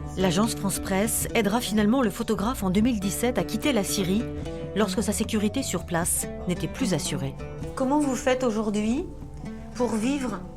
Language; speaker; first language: French; native; French